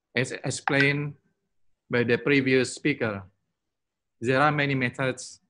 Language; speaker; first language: English; non-native, fluent; Indonesian